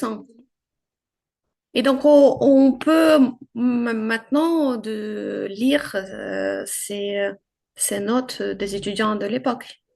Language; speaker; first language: French; non-native, fluent; Ukrainian